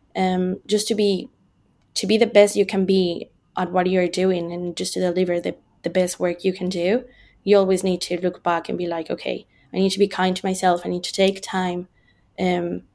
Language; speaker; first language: English; non-native, fluent; Spanish